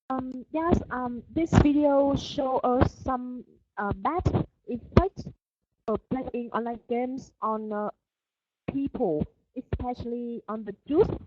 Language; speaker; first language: English; non-native, learner; Vietnamese